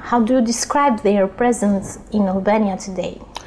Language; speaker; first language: English; non-native, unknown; Albanian